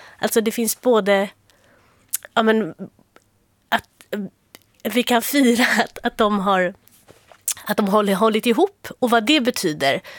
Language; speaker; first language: Swedish; native; Swedish